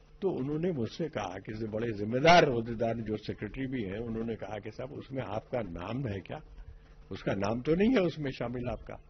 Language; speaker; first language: Urdu; native; Urdu